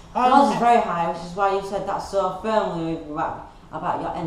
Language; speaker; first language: English; native; English